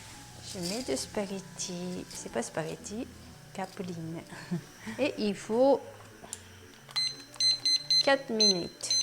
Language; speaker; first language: French; non-native, learner; Japanese